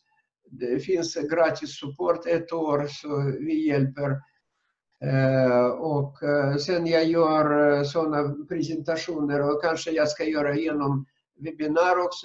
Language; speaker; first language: Swedish; non-native, fluent; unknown